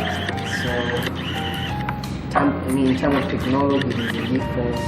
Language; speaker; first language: English; non-native, local second language; Swahili